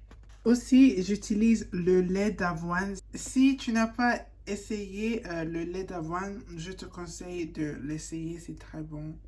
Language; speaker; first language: French; non-native, learner; English